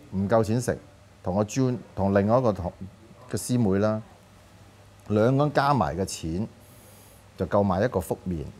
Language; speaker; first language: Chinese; non-native, local second language; Cantonese